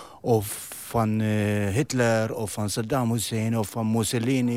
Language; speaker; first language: Dutch; non-native, fluent; Arabic